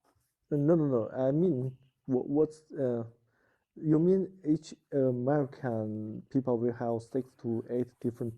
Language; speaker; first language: English; non-native, learner; Chinese